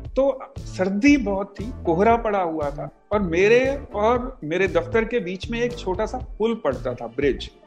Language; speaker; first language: Hindi; native; Hindi